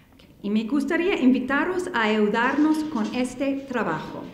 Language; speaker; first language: Spanish; non-native, fluent; English